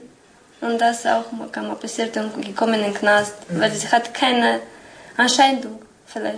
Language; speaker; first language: German; non-native, learner; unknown